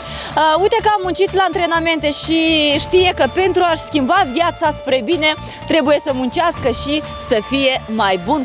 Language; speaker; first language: Romanian; native; Romanian